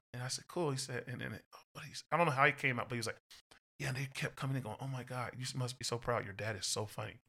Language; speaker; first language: English; native; English